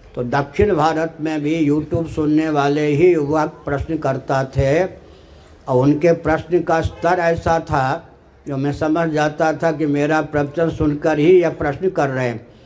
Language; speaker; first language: Hindi; non-native, local second language; Maithili